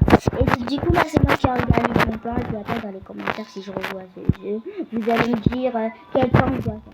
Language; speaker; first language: French; native; French